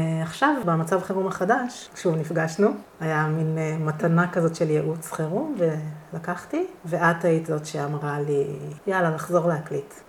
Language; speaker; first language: Hebrew; native; Hebrew